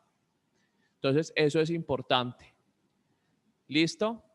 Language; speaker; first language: Spanish; native; Spanish